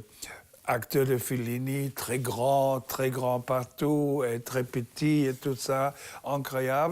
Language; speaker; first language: French; non-native, learner; German